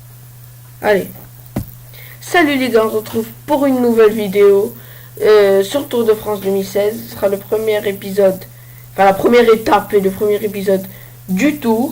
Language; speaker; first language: French; native; French